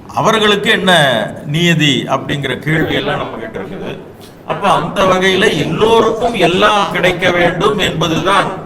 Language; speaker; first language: Tamil; native; Tamil